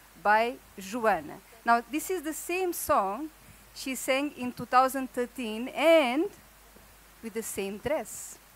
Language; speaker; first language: English; non-native, local second language; Portuguese